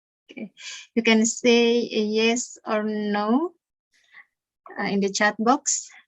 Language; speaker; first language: English; non-native, learner; Indonesian